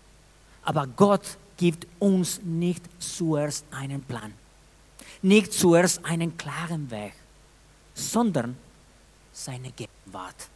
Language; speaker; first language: German; non-native, fluent; Spanish